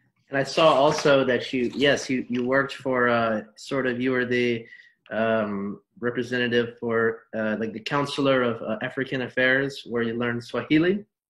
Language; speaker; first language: English; native; English